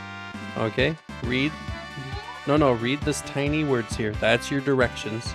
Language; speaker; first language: English; native; English